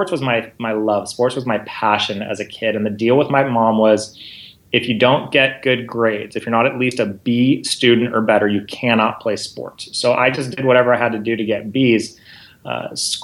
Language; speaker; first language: English; native; English